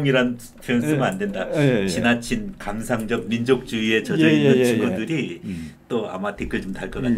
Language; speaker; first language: Korean; native; Korean